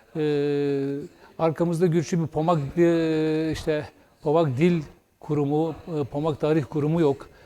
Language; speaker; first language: Turkish; non-native, local second language; Bulgarian